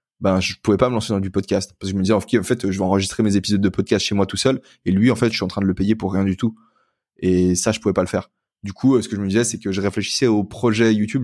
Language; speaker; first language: French; native; French